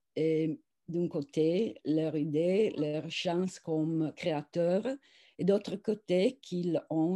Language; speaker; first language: French; non-native, fluent; Italian